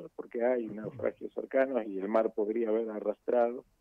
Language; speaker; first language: Spanish; native; Spanish